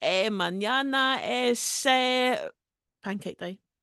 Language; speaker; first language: Spanish; non-native, learner; English